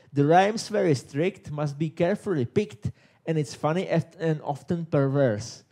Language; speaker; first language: English; non-native, fluent; Czech